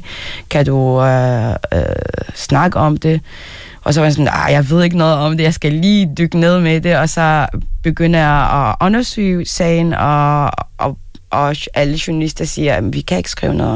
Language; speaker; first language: Danish; early bilingual, other home language; Arabic